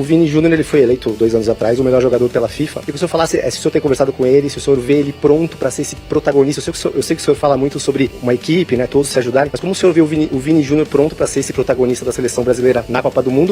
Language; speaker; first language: Portuguese; native; Portuguese